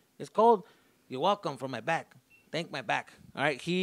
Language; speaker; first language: English; early bilingual, other home language; Spanish